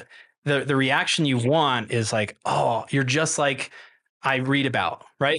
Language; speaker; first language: English; native; English